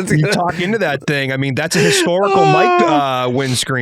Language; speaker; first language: English; native; English